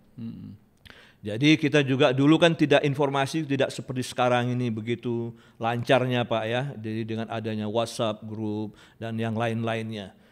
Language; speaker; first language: Indonesian; native; Indonesian